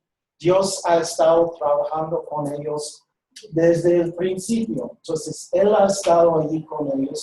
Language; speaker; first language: Spanish; non-native, fluent; English